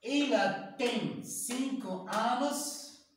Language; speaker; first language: Portuguese; non-native, learner; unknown